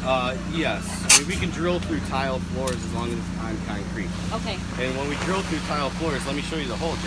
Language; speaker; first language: English; native; English